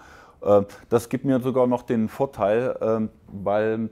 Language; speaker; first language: German; native; German